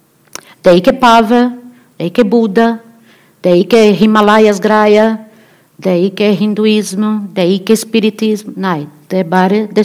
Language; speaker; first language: Norwegian; non-native, learner; Portuguese